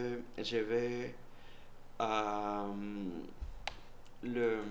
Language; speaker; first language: French; non-native, learner; Spanish